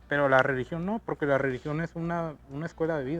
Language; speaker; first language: Spanish; native; Spanish